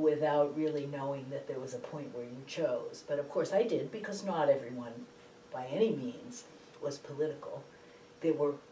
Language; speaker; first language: English; native; English